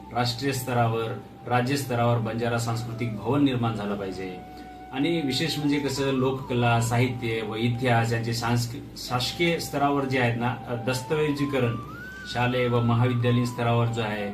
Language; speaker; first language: Marathi; non-native, local second language; Lambadi